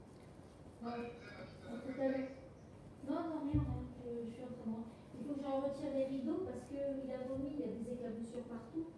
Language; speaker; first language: French; native; French